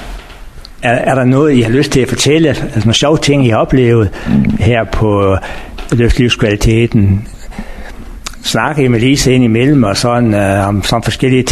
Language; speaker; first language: Danish; native; Danish